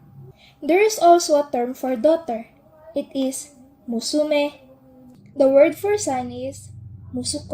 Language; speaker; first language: English; non-native, local second language; Filipino